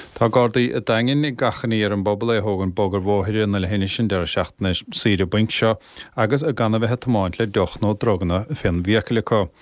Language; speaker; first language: Irish; native; Irish